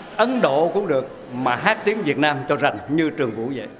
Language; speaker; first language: Vietnamese; native; Vietnamese